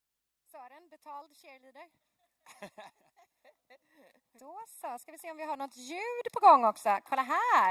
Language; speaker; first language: Swedish; native; Swedish